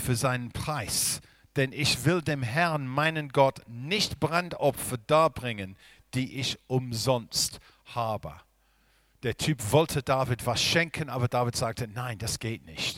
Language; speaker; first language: German; non-native, fluent; English